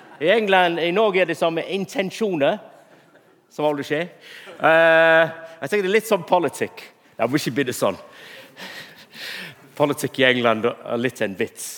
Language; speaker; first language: Norwegian; non-native, fluent; English